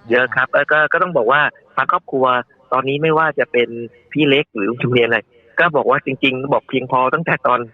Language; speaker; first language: Thai; native; Thai